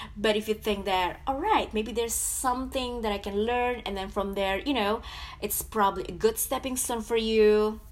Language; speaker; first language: English; non-native, fluent; Indonesian